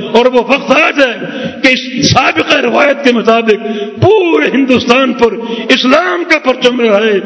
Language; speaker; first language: Urdu; native; Urdu